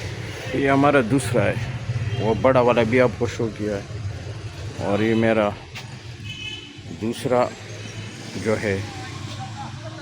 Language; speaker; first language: Hindi; non-native, local second language; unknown